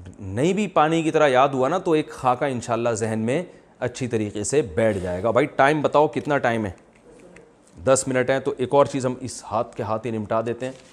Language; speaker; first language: Urdu; native; Urdu